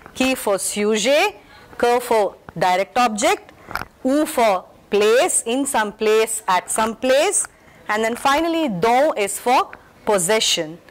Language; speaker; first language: English; non-native, local second language; Telugu